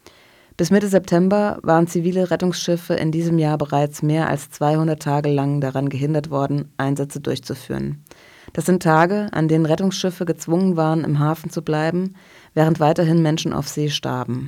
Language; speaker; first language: German; native; German